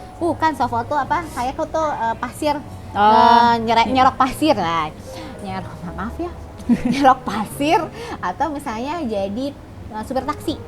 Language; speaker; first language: Indonesian; native; Indonesian